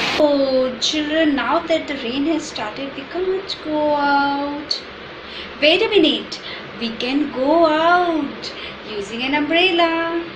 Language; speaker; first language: English; non-native, local second language; Hindi